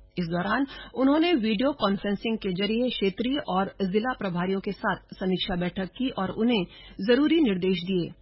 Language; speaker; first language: Hindi; native; Hindi